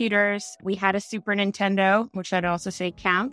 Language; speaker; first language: English; native; English